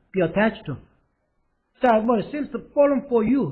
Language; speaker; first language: English; non-native, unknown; Korean